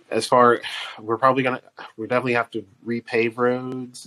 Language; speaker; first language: English; native; English